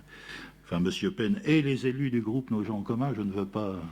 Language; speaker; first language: French; native; French